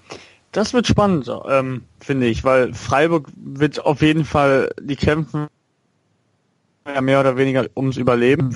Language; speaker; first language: German; native; German